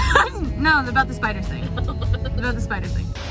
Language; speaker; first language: English; native; English